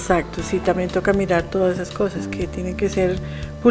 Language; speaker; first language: Spanish; native; Spanish